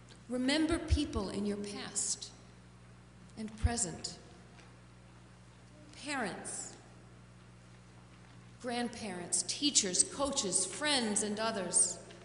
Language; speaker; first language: English; native; English